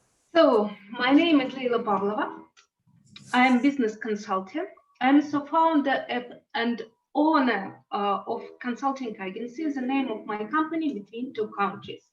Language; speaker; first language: English; non-native, learner; Russian